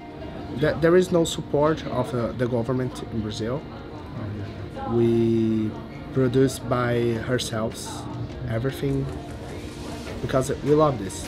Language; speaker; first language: English; non-native, learner; Portuguese